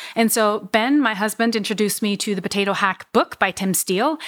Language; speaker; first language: English; non-native, fluent; Vietnamese